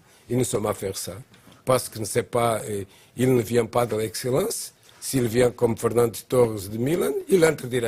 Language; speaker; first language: French; non-native, learner; Portuguese